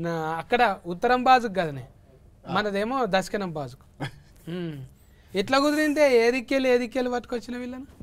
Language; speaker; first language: Telugu; native; Telugu